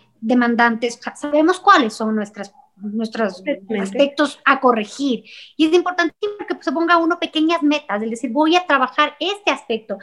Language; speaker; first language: Spanish; native; Spanish